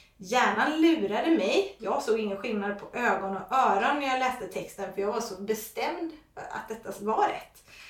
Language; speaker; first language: Swedish; non-native, fluent; English